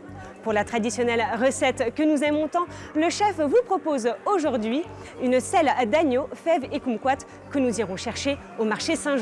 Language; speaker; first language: French; native; French